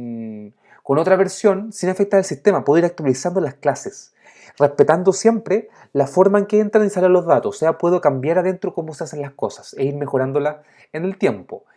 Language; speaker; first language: Spanish; native; Spanish